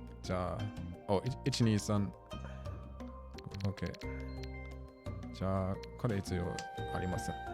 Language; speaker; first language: Japanese; non-native, learner; German